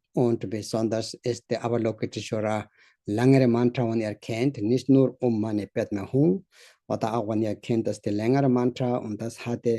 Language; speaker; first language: German; non-native, learner; Tibetan